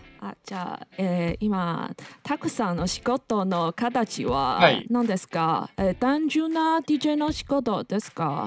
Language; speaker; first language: Japanese; non-native, learner; Chinese